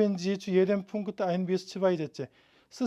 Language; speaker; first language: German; non-native, fluent; Korean